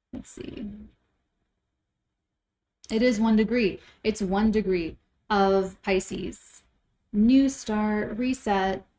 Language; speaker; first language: English; native; English